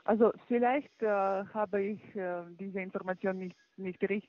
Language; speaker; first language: German; non-native, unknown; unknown